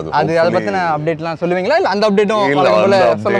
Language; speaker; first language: Tamil; native; Tamil